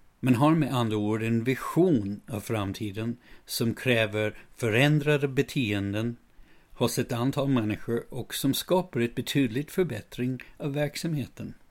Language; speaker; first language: Swedish; non-native, fluent; English